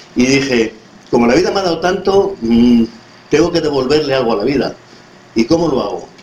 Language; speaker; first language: Spanish; native; Spanish